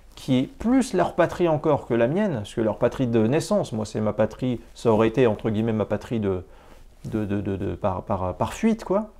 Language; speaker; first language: French; native; French